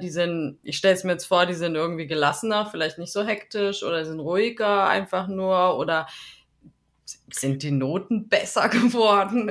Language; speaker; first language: German; native; German